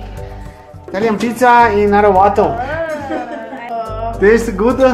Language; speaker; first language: English; non-native, learner; Italian